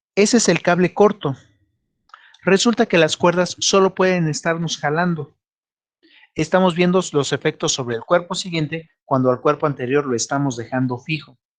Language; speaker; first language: Spanish; native; Spanish